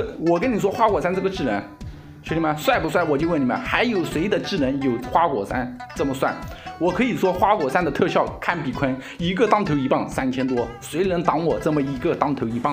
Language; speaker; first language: Chinese; native; Chinese